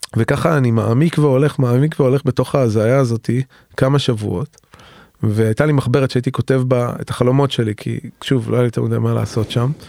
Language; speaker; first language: Hebrew; native; Hebrew